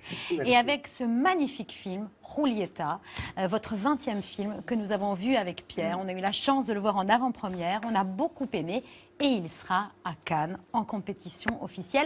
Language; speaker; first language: French; native; French